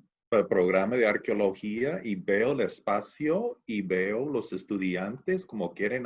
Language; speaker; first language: Spanish; non-native, fluent; English